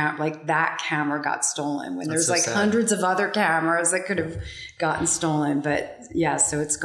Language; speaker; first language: English; native; English